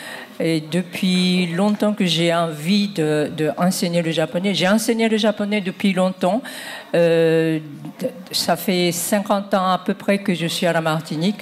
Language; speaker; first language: French; non-native, fluent; Japanese